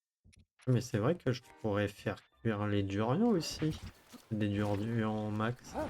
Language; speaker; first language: French; native; French